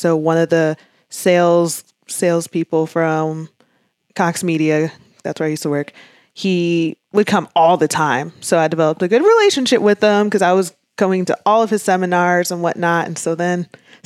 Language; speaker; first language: English; native; English